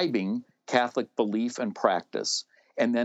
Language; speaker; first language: English; native; English